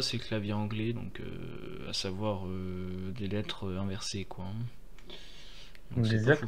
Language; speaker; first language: French; native; French